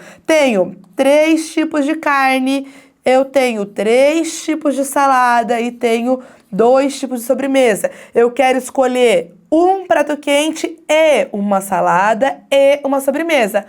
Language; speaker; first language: Portuguese; native; Portuguese